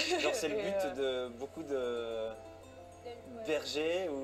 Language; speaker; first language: French; native; French